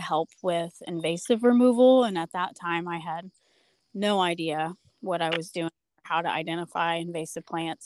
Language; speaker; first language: English; native; English